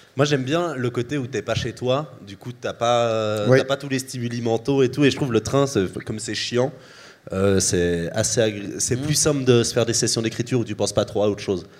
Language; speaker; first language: French; native; French